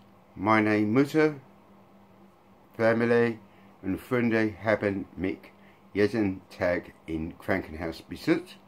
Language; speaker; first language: German; non-native, learner; English